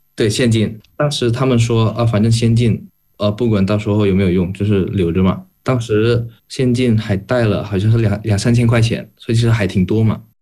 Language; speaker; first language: Chinese; non-native, fluent; Indonesian